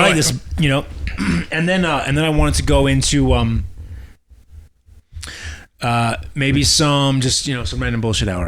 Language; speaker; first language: English; native; English